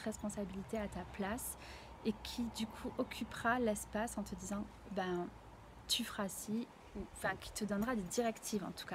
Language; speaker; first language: French; native; French